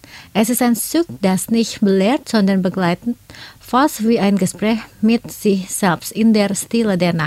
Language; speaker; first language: German; non-native, learner; Indonesian